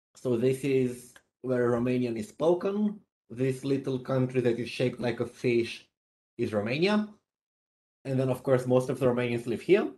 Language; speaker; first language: English; non-native, fluent; Romanian